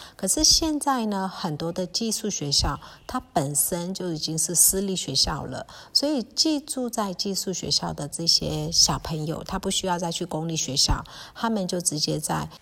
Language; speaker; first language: Chinese; early bilingual, heritage; Chinese